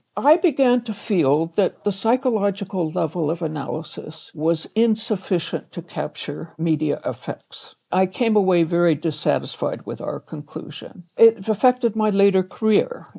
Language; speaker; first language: English; native; English